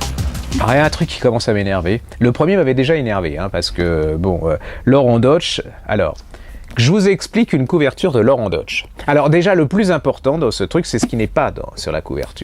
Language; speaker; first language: French; native; French